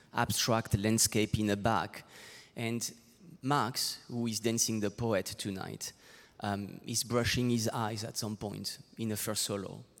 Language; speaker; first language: English; non-native, fluent; French